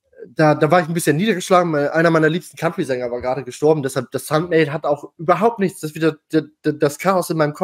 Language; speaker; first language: German; native; German